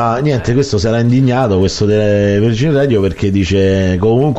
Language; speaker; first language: Italian; native; Italian